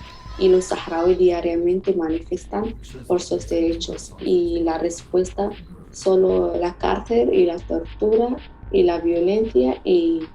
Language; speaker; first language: Spanish; non-native, fluent; Arabic